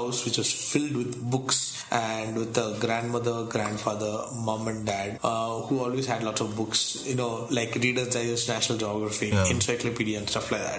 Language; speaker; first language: English; non-native, local second language; Tamil